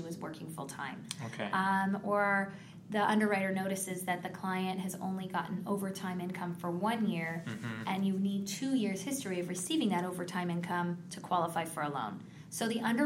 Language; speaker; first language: English; native; English